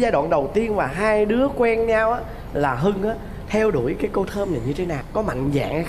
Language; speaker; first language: Vietnamese; native; Vietnamese